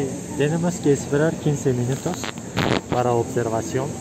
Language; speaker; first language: Spanish; non-native, learner; Turkish